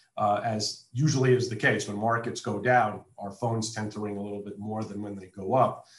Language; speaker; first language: English; native; English